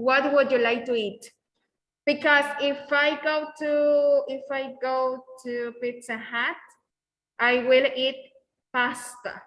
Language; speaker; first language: English; non-native, fluent; Spanish